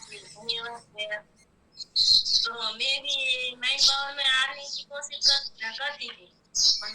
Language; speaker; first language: Hindi; non-native, local second language; Gujarati